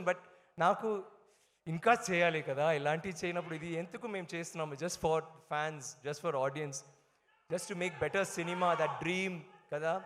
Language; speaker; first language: Telugu; non-native, learner; Tamil